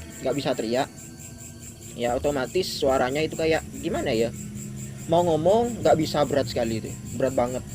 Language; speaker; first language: Indonesian; non-native, local second language; Madurese